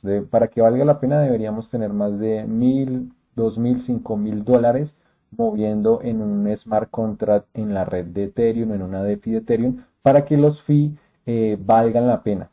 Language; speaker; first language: Spanish; native; Spanish